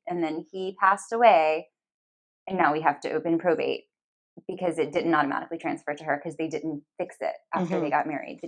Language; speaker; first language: English; native; English